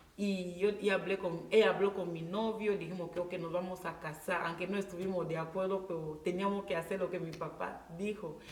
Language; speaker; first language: Spanish; non-native, local second language; Fang